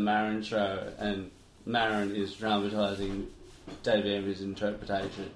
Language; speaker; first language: English; native; English